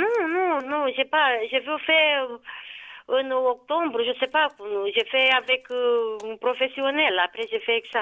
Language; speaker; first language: French; non-native, learner; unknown